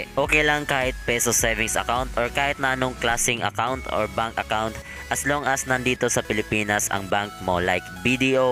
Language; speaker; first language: Filipino; native; Filipino